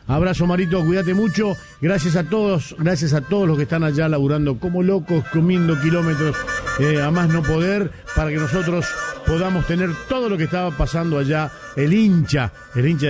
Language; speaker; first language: Spanish; native; Spanish